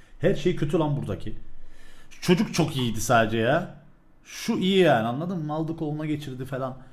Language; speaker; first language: Turkish; early bilingual, heritage; Turkish